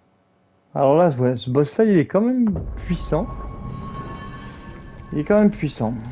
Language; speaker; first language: French; native; French